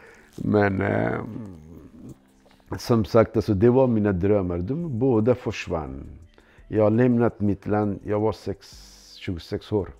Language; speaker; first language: Swedish; non-native, learner; Persian